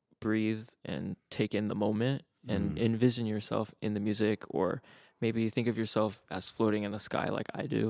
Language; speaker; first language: English; native; English